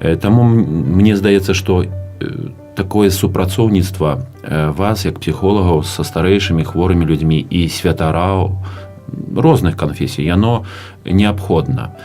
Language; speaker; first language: Belarusian; native; Belarusian